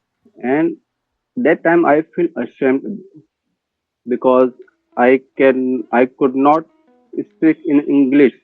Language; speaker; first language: English; non-native, learner; Hindi